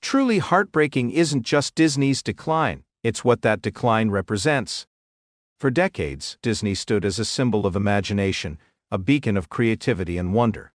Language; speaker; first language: English; native; English